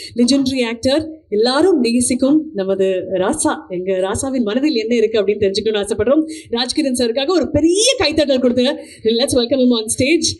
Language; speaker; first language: Tamil; native; Tamil